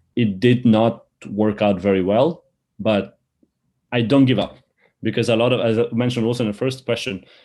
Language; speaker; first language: English; early bilingual, other home language; Albanian